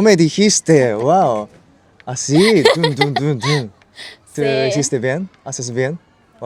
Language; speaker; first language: Spanish; non-native, learner; Japanese